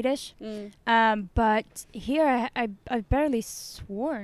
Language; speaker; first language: English; non-native, fluent; Swedish